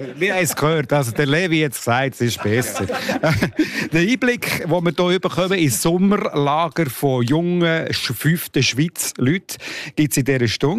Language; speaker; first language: German; native; German